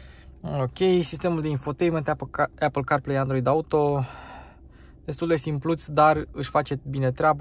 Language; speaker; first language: Romanian; native; Romanian